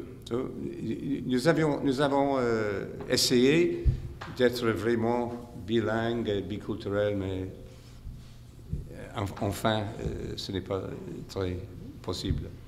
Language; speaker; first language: French; non-native, fluent; English